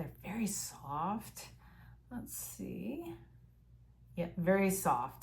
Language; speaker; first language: English; native; English